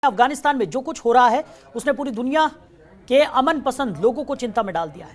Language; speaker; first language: Hindi; native; Hindi